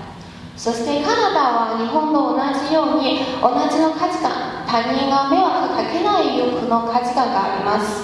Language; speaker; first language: Japanese; non-native, learner; Chinese